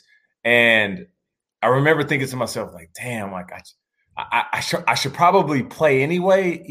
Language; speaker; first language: English; native; English